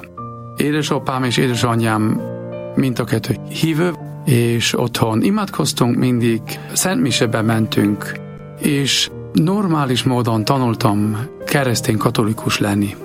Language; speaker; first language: Hungarian; non-native, fluent; German